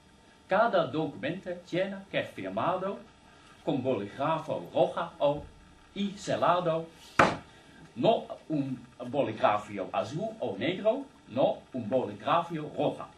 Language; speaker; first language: Spanish; non-native, learner; Dutch